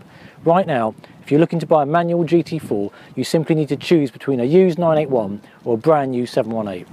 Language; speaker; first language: English; native; English